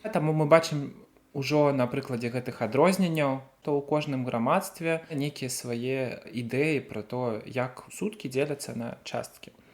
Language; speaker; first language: Belarusian; native; Belarusian